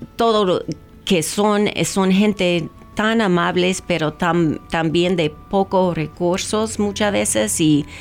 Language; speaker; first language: Spanish; non-native, fluent; English